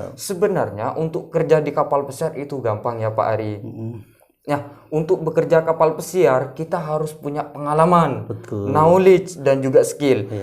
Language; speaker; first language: Indonesian; non-native, local second language; Madurese